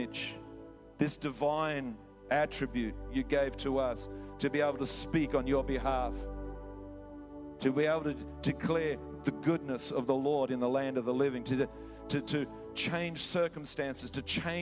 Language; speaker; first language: English; native; English